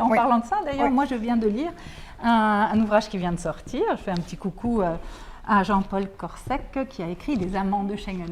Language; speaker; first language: French; native; French